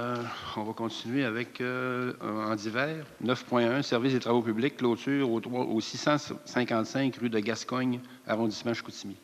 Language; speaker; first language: French; native; French